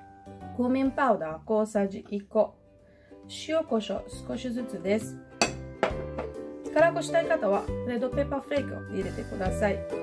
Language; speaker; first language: Japanese; non-native, fluent; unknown